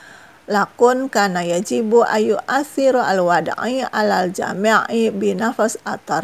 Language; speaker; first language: Arabic; non-native, fluent; Indonesian